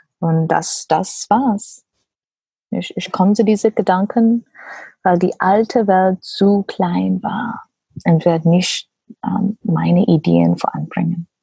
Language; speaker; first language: German; non-native, learner; English